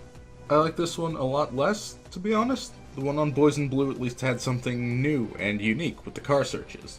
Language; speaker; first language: English; native; English